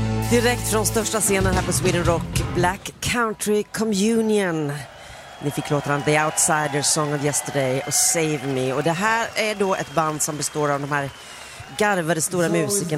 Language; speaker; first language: Swedish; native; Swedish